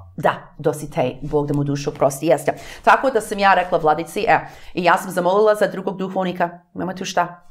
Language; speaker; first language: Serbian; early bilingual, heritage; English